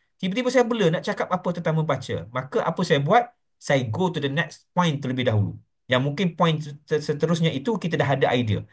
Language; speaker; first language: Malay; native; Malay